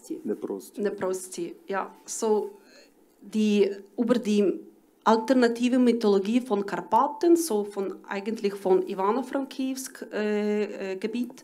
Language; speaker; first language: German; non-native, learner; Ukrainian